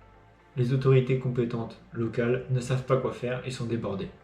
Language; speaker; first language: French; native; French